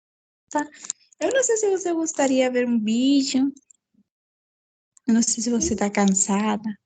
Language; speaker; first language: Portuguese; non-native, fluent; Spanish